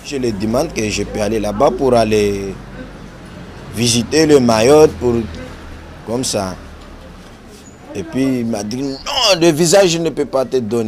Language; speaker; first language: French; non-native, learner; Comorian